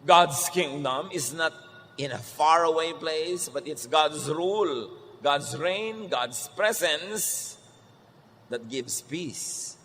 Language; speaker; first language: English; non-native, local second language; Filipino